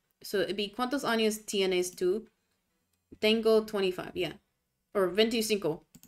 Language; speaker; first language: Spanish; non-native, learner; English